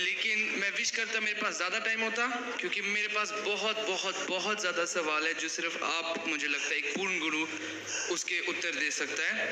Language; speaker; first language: Hindi; early bilingual, heritage; Hindi